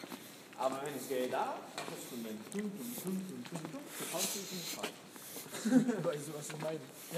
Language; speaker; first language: German; non-native, learner; Spanish